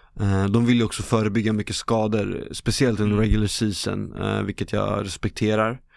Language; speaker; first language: Swedish; native; Swedish